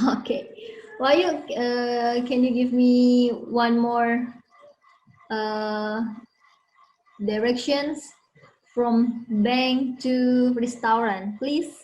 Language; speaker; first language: English; non-native, learner; Indonesian